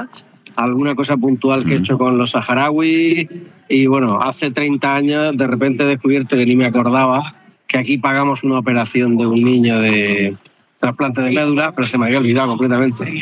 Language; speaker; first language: Spanish; native; Spanish